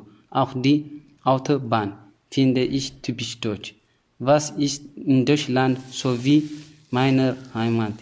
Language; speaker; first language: German; non-native, learner; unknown